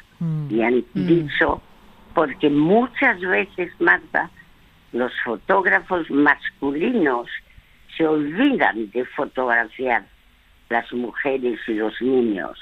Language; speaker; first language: Spanish; early bilingual, other home language; French